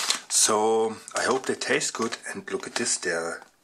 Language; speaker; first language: English; non-native, fluent; German